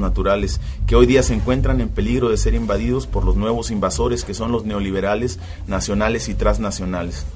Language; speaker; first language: Spanish; native; Spanish